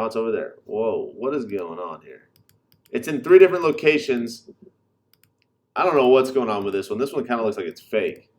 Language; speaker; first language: English; native; English